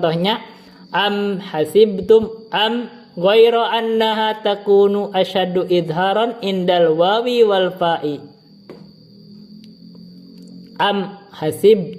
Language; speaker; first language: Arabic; non-native, fluent; Indonesian